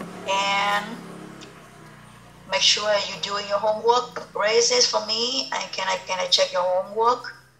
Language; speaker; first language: English; non-native, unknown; Vietnamese